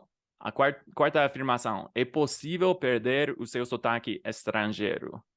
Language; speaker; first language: Portuguese; non-native, fluent; English